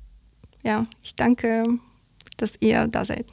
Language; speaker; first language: German; non-native, learner; Ukrainian